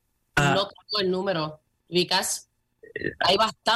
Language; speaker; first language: Spanish; early bilingual, heritage; Spanish